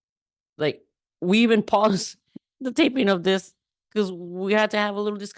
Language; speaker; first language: English; native; English